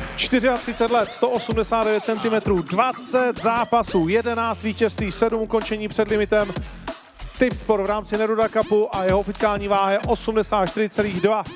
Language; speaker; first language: Czech; native; Czech